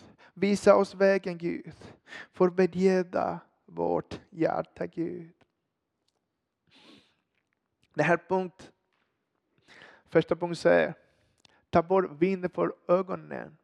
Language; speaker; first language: Swedish; non-native, fluent; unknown